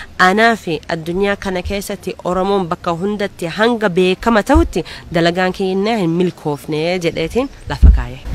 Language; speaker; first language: Oromo; early bilingual, heritage; Oromo